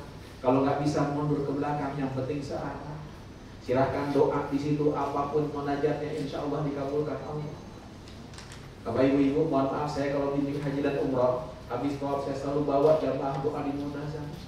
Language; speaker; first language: Indonesian; native; Indonesian